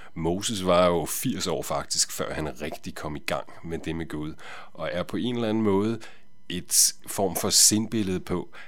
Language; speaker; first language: Danish; native; Danish